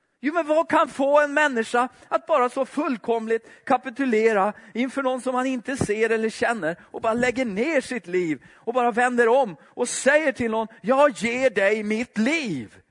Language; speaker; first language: Swedish; native; Swedish